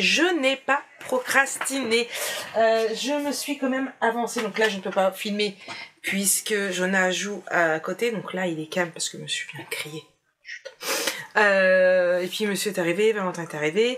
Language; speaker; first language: French; native; French